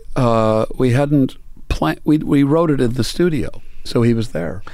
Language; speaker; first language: English; native; English